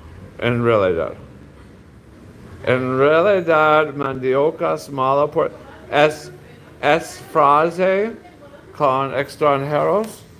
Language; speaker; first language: Spanish; non-native, learner; English